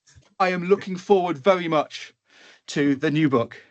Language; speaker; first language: English; native; English